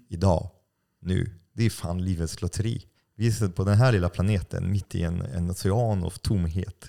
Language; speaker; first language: Swedish; non-native, fluent; French